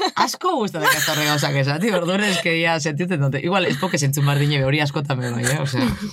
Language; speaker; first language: Basque; native; Basque